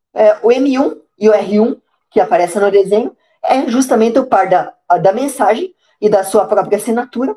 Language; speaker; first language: Portuguese; native; Portuguese